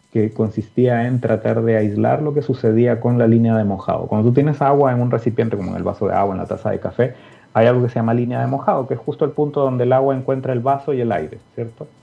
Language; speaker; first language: Spanish; native; Spanish